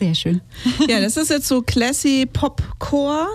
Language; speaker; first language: German; native; German